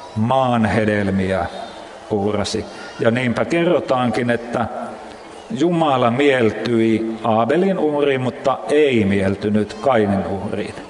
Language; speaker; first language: Finnish; native; Finnish